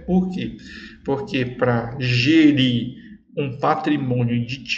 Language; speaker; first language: Portuguese; native; Portuguese